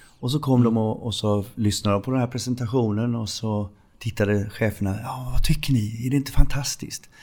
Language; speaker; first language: Swedish; native; Swedish